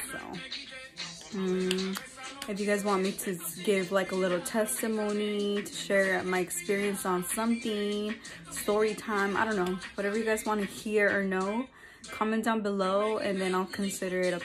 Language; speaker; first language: English; early bilingual, other home language; Spanish